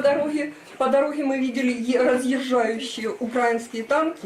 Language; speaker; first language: Russian; native; Russian